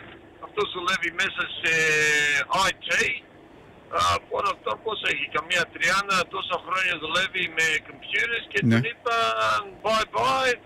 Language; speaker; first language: Greek; early bilingual, heritage; Greek